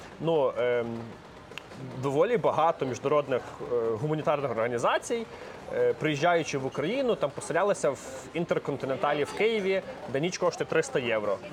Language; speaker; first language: Ukrainian; native; Ukrainian